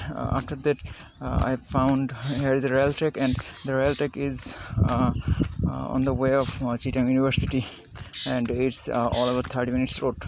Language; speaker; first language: English; non-native, local second language; Bangla